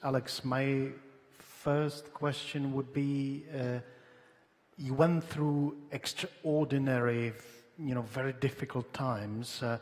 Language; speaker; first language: English; non-native, fluent; Czech